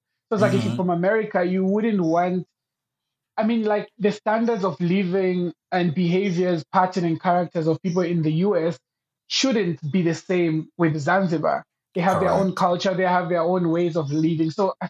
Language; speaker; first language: English; non-native, local second language; Swahili